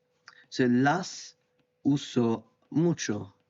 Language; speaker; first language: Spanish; non-native, fluent; English